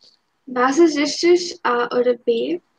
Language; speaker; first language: German; non-native, fluent; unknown